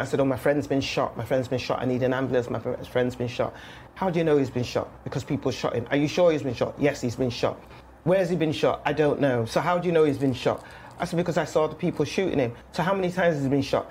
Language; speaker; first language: English; native; English